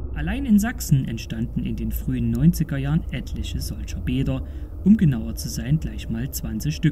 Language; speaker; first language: German; native; German